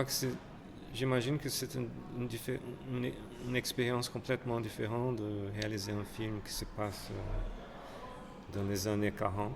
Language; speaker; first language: French; non-native, fluent; Portuguese